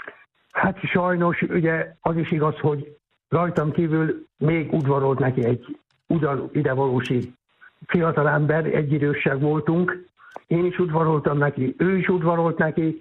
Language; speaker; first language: Hungarian; native; Hungarian